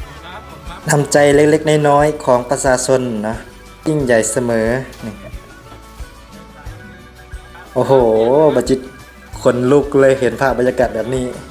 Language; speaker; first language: Thai; non-native, local second language; Northeastern Thai